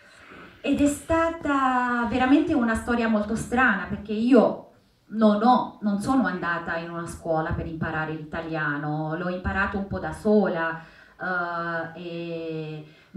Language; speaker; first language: Italian; non-native, fluent; Arabic